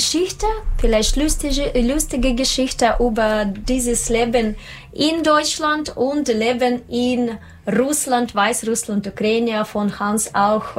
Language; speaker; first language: German; non-native, learner; Russian